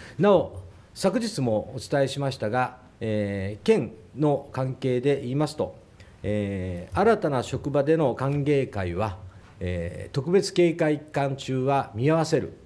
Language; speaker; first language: Japanese; native; Japanese